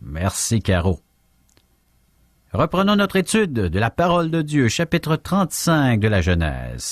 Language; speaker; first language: French; native; French